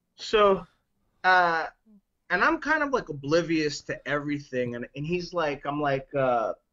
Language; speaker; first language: English; native; English